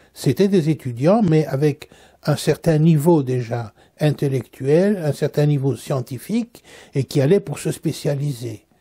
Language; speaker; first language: French; native; French